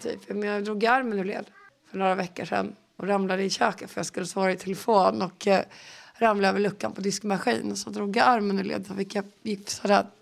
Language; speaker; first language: Swedish; native; Swedish